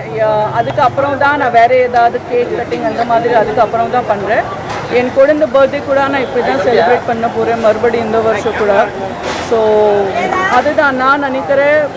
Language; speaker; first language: Tamil; non-native, fluent; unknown